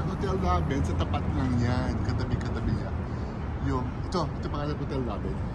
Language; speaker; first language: Filipino; native; Filipino